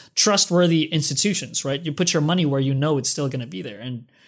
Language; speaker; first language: English; non-native, local second language; Filipino